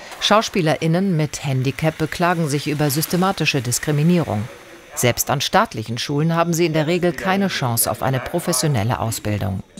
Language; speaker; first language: German; native; German